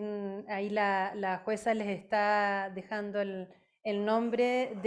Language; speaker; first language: Spanish; native; Spanish